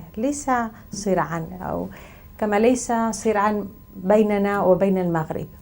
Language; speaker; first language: Arabic; non-native, fluent; Spanish